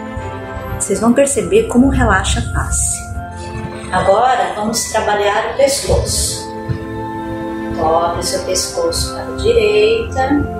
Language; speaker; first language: Portuguese; native; Portuguese